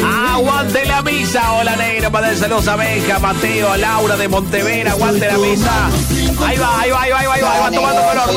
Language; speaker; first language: Spanish; native; Spanish